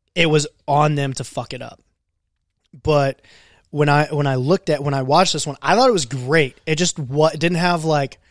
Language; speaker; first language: English; native; English